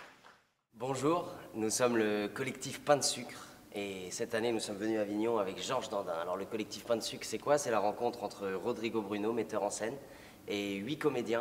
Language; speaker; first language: French; native; French